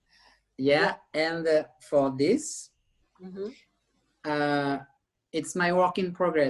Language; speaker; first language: English; non-native, learner; French